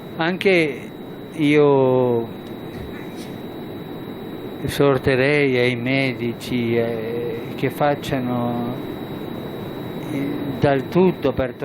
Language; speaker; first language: Italian; non-native, fluent; Spanish